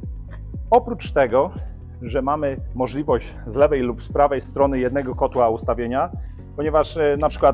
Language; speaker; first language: Polish; native; Polish